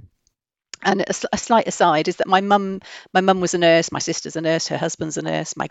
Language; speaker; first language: English; native; English